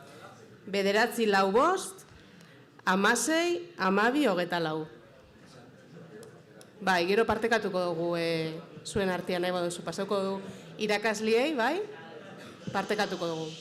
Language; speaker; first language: Basque; native; Basque